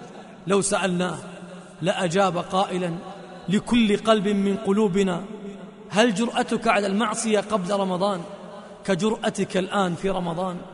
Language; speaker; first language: Arabic; native; Arabic